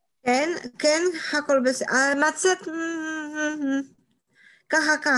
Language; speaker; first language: Hebrew; non-native, learner; Spanish